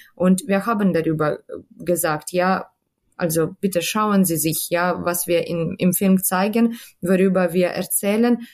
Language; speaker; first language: German; non-native, fluent; Ukrainian